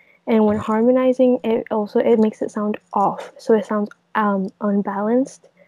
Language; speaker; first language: English; native; English